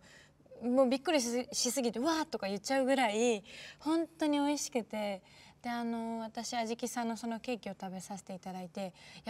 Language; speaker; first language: Japanese; native; Japanese